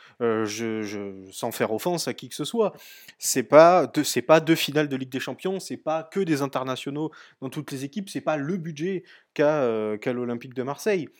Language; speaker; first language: French; native; French